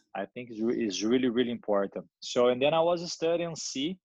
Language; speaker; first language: English; non-native, learner; Portuguese